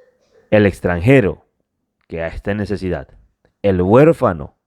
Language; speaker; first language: Spanish; native; Spanish